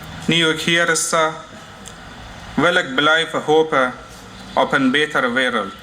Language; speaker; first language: Dutch; non-native, fluent; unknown